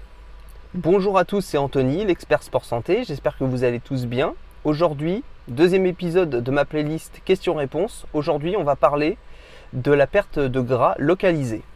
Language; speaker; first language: French; native; French